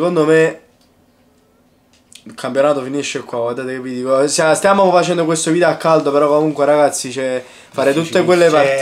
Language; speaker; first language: Italian; native; Italian